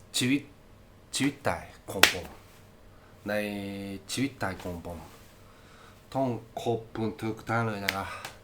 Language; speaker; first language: Thai; non-native, learner; Japanese